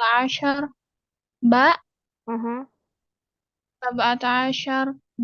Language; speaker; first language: Arabic; non-native, learner; Indonesian